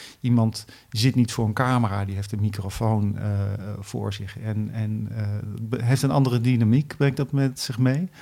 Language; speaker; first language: Dutch; native; Dutch